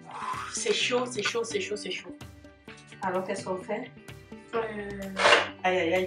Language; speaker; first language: French; native; French